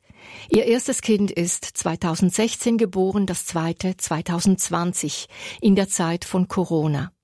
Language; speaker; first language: German; native; German